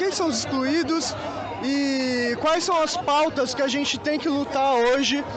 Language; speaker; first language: Portuguese; native; Portuguese